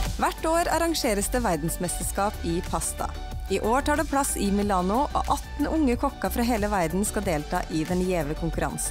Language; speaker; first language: Norwegian; native; Norwegian